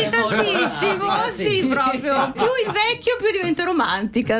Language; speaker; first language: Italian; native; Italian